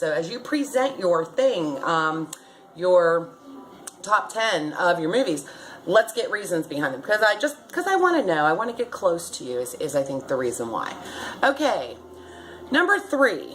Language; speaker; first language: English; native; English